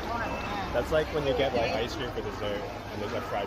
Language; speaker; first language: English; native; English